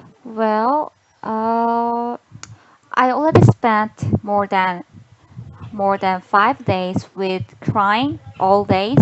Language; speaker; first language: English; non-native, learner; Korean